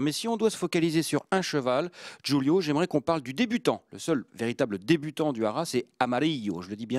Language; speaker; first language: French; native; French